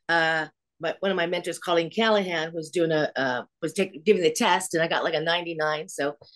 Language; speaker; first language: English; native; English